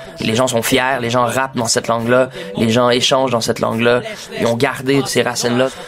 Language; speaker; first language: French; native; French